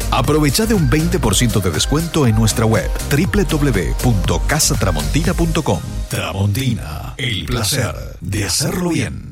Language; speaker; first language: Spanish; native; Spanish